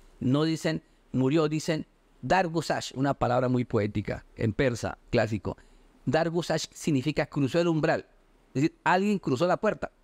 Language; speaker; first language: Spanish; native; Spanish